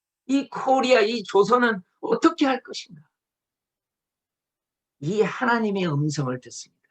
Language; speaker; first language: Korean; native; Korean